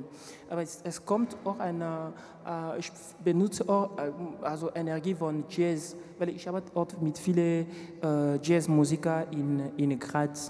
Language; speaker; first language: German; non-native, learner; French